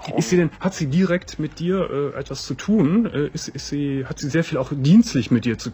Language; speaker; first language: German; native; German